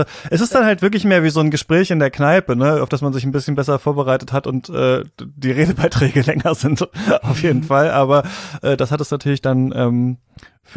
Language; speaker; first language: German; native; German